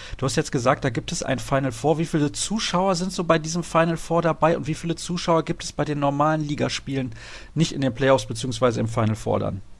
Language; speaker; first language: German; native; German